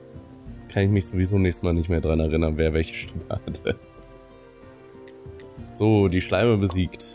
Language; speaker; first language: German; native; German